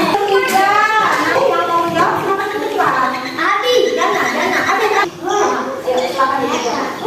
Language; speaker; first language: Indonesian; native; Indonesian